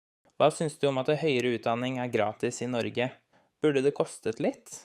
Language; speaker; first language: Norwegian; native; Norwegian